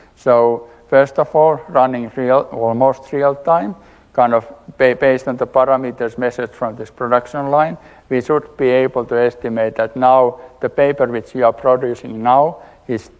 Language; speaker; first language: English; non-native, fluent; Finnish